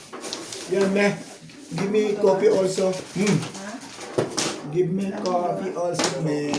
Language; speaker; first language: English; non-native, learner; Filipino